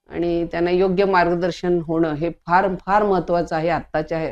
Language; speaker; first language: Marathi; native; Marathi